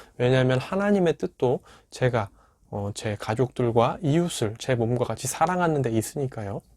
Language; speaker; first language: Korean; native; Korean